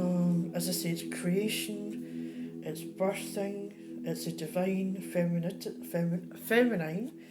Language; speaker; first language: English; native; English